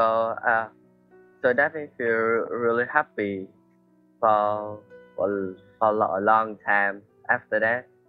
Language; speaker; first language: English; non-native, learner; Vietnamese